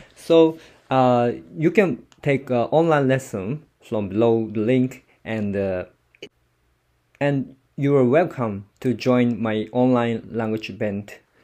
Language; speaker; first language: English; non-native, learner; Japanese